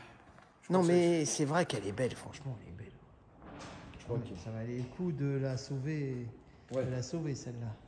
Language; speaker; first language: French; native; French